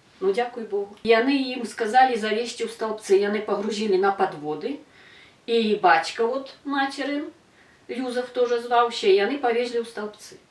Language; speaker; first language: Belarusian; native; Belarusian